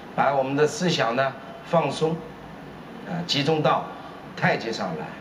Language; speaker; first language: Chinese; native; Chinese